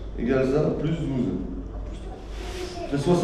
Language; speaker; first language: French; native; French